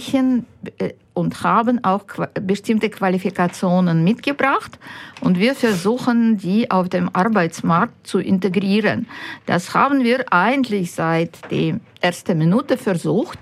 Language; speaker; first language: German; non-native, fluent; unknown